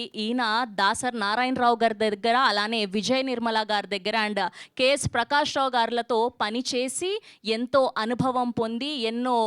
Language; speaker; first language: Telugu; native; Telugu